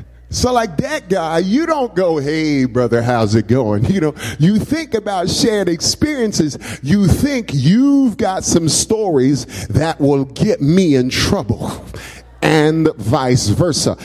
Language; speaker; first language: English; native; English